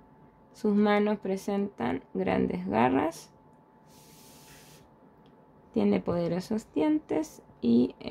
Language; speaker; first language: Spanish; native; Spanish